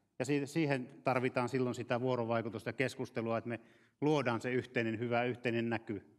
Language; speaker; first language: Finnish; native; Finnish